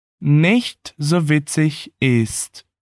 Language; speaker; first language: German; non-native, fluent; Portuguese